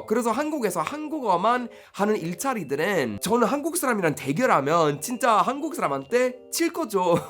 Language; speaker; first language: Korean; non-native, fluent; Swedish